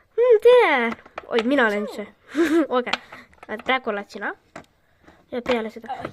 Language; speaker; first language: Estonian; non-native, local second language; Russian